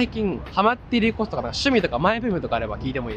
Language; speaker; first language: Japanese; native; Japanese